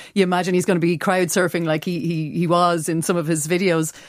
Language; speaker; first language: English; native; English